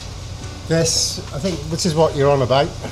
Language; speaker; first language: English; native; English